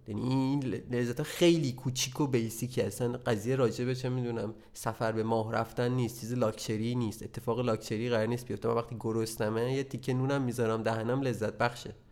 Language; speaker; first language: Persian; native; Persian